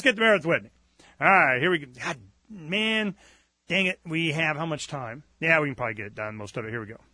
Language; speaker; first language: English; native; English